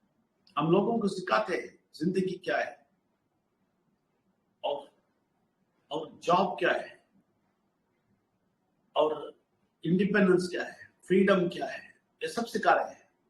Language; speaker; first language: Hindi; non-native, local second language; Telugu